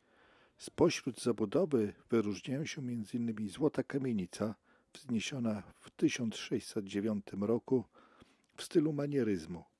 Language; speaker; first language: Polish; native; Polish